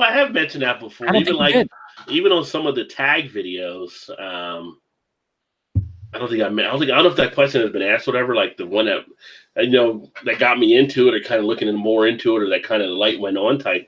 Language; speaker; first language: English; native; English